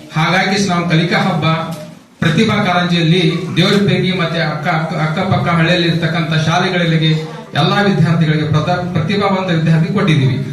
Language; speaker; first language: Kannada; non-native, local second language; Urdu